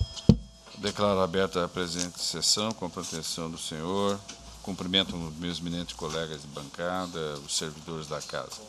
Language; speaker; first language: Portuguese; native; Portuguese